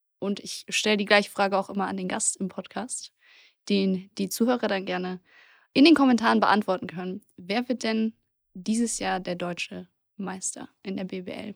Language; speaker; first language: German; native; German